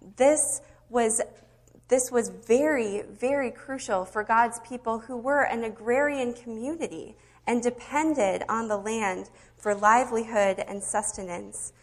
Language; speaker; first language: English; native; English